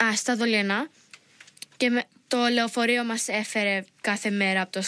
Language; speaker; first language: Greek; early bilingual, heritage; English